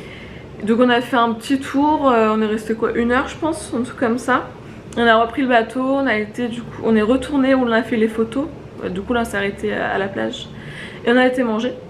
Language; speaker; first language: French; native; French